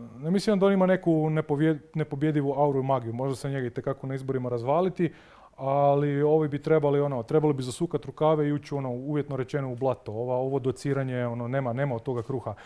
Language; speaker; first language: Croatian; native; Croatian